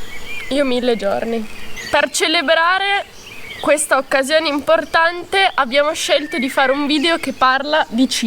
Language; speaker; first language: Italian; non-native, fluent; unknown